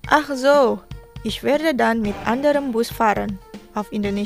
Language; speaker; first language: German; non-native, fluent; Indonesian